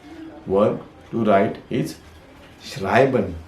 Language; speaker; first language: German; non-native, fluent; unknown